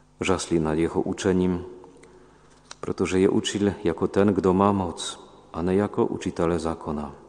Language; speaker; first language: Czech; non-native, fluent; Polish